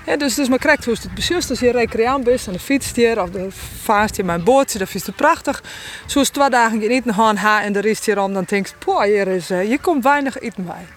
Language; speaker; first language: Dutch; non-native, local second language; Western Frisian